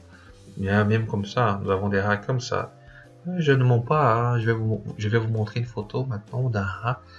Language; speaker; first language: French; non-native, fluent; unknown